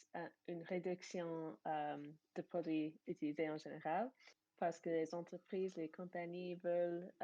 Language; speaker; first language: French; non-native, fluent; English